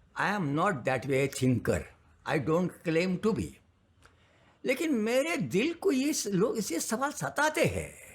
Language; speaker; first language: Hindi; non-native, local second language; Marathi